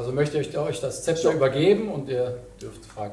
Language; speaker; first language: German; native; German